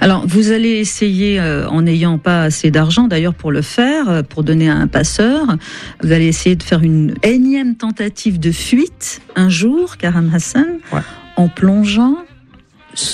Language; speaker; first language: French; native; French